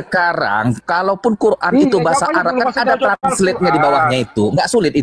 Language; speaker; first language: Indonesian; native; Indonesian